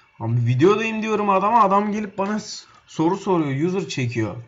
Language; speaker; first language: Turkish; native; Turkish